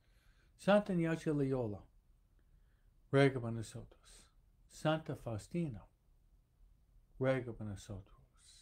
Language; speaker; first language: Spanish; non-native, fluent; English